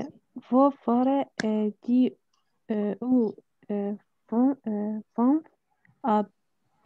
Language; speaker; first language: German; non-native, learner; Arabic